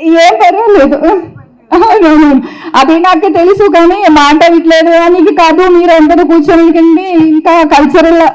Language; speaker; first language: Telugu; non-native, local second language; Malayalam